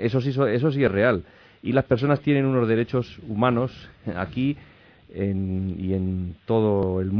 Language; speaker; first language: Spanish; native; Spanish